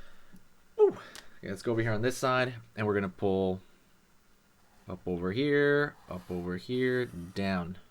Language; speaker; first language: English; native; English